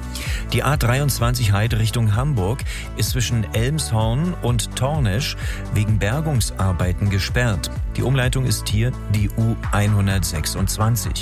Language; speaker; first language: German; native; German